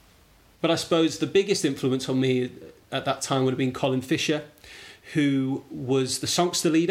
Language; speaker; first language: English; native; English